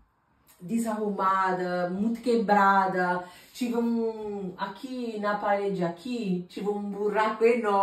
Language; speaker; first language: Portuguese; non-native, fluent; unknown